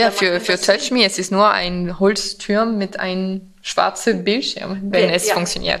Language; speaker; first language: German; non-native, fluent; French